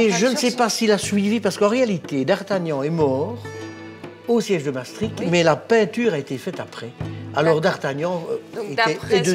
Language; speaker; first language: French; native; French